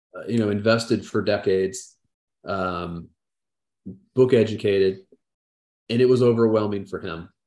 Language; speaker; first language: English; native; English